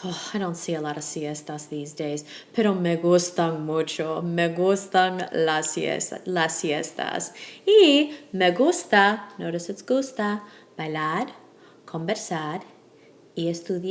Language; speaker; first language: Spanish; non-native, fluent; English